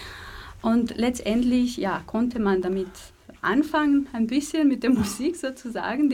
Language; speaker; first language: German; native; German